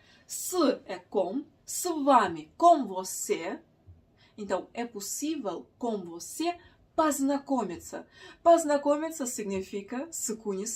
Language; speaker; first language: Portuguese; non-native, fluent; Russian